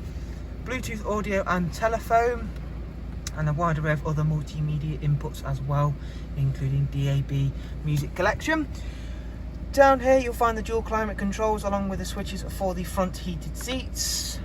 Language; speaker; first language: English; native; English